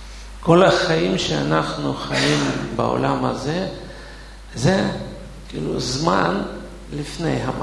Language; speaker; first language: Hebrew; non-native, fluent; Russian